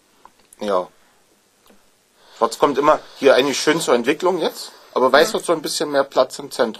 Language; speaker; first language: German; native; German